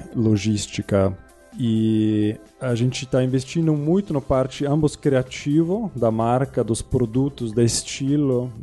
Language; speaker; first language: Portuguese; non-native, fluent; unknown